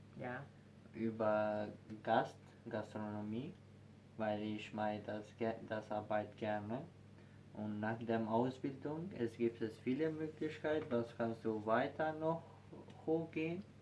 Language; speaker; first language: German; non-native, learner; Albanian